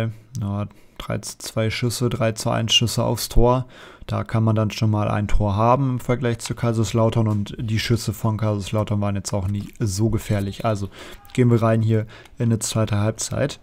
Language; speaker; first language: German; native; German